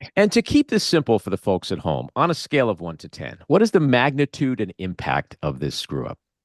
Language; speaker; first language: English; native; English